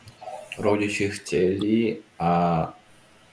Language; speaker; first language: Czech; non-native, learner; Russian